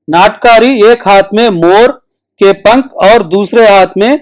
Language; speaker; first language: Hindi; non-native, local second language; Telugu